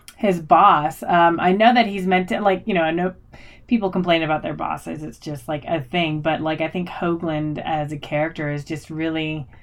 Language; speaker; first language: English; native; English